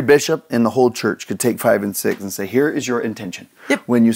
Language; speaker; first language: English; native; English